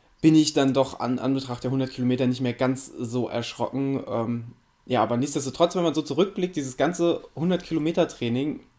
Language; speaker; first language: German; native; German